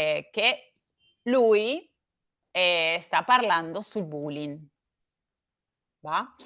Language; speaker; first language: Italian; non-native, learner; Spanish